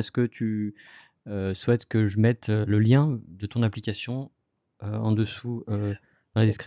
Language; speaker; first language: French; native; French